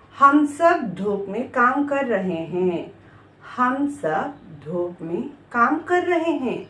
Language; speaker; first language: Hindi; non-native, local second language; Telugu